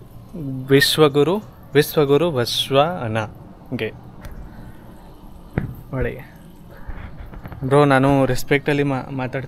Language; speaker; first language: Kannada; non-native, learner; Hindi